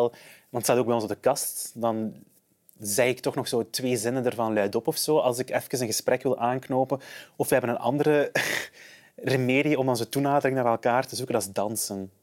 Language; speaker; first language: Dutch; native; Dutch